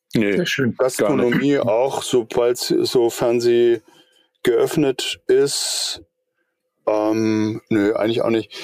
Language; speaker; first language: German; native; German